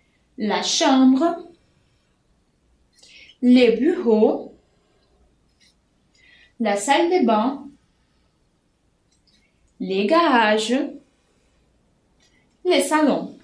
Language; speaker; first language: French; non-native, fluent; Portuguese